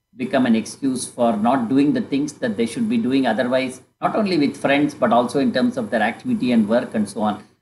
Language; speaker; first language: English; non-native, local second language; Kannada